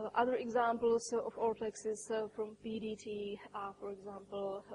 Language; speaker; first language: Czech; native; Czech